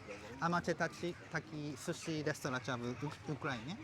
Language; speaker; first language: Polish; non-native, learner; Japanese